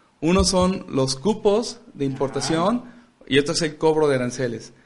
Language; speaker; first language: Spanish; native; Spanish